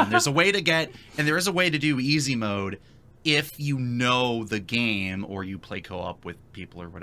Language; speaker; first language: English; native; English